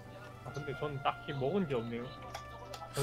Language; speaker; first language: Korean; native; Korean